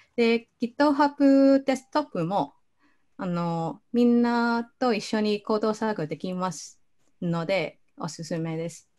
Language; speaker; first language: Japanese; non-native, fluent; Cantonese